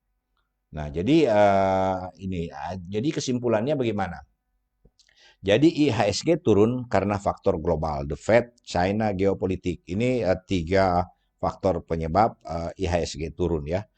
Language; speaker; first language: Indonesian; native; Indonesian